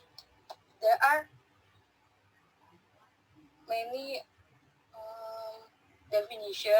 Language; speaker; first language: English; non-native, learner; Indonesian